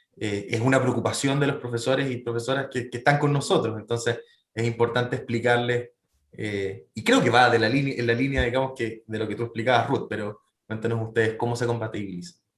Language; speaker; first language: Spanish; native; Spanish